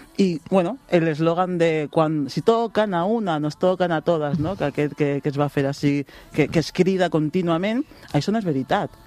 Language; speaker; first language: Catalan; non-native, local second language; Spanish